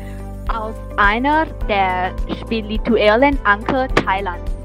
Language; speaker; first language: German; non-native, learner; Thai